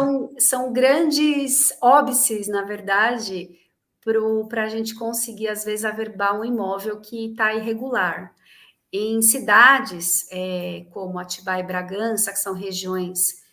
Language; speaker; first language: Portuguese; native; Portuguese